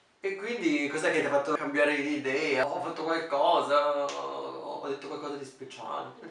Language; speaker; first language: Italian; native; Italian